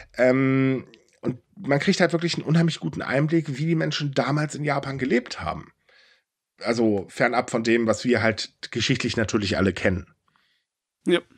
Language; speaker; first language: German; native; German